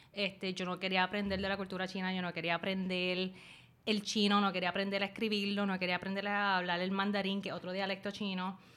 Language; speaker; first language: Spanish; early bilingual, other home language; Chinese